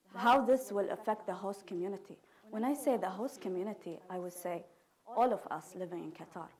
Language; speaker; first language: English; non-native, fluent; Arabic